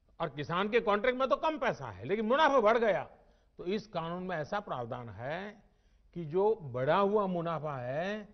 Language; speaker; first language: Hindi; non-native, local second language; Gujarati